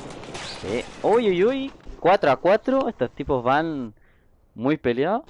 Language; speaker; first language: Spanish; native; Spanish